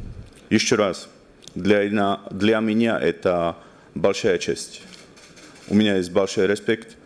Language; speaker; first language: Russian; non-native, learner; Slovak